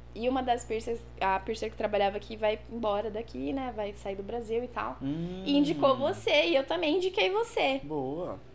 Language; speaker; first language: Portuguese; native; Portuguese